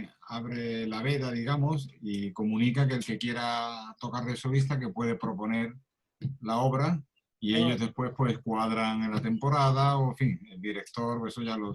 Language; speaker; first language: Spanish; native; Spanish